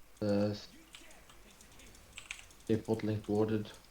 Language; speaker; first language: German; native; German